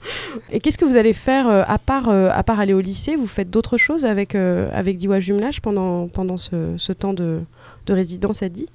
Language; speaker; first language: French; native; French